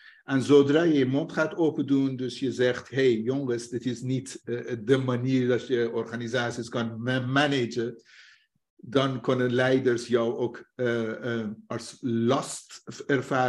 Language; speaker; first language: Dutch; non-native, fluent; Persian